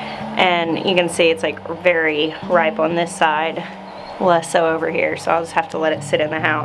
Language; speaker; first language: English; native; English